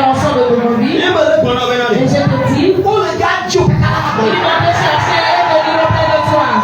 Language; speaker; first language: French; non-native, local second language; Ewe